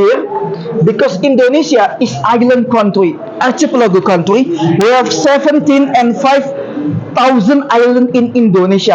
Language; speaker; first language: English; non-native, learner; Indonesian